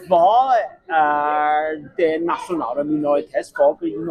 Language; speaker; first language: Norwegian; non-native, learner; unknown